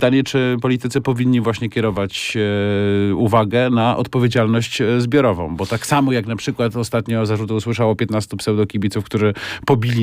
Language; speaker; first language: Polish; native; Polish